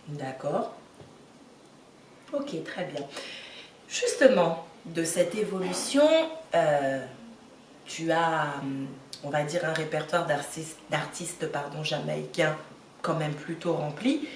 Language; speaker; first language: French; native; French